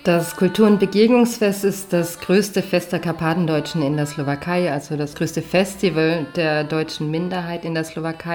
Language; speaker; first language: German; native; German